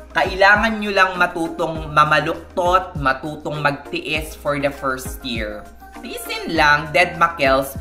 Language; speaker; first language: Filipino; native; Filipino